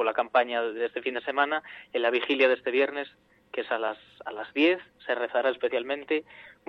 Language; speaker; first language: Spanish; native; Spanish